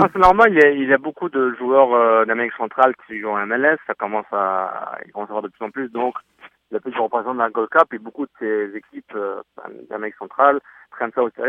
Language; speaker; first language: French; native; French